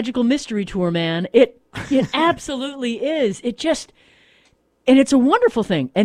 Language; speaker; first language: English; native; English